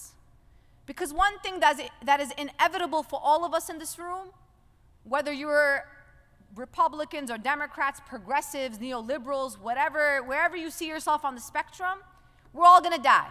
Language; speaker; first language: English; native; English